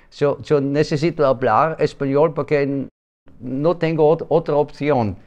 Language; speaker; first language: Spanish; non-native, learner; German